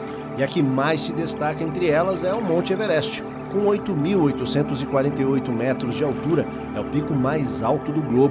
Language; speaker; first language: Portuguese; native; Portuguese